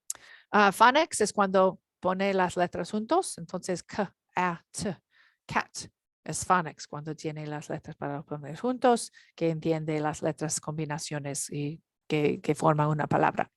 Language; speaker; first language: Spanish; non-native, learner; English